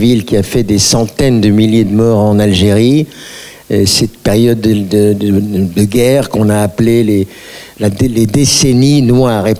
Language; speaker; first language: French; native; French